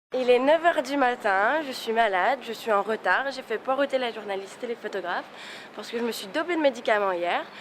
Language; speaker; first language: French; native; French